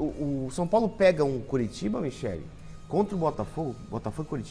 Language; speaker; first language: Portuguese; native; Portuguese